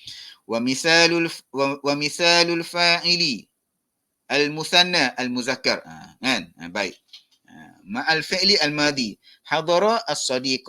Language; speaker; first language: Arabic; non-native, fluent; Malay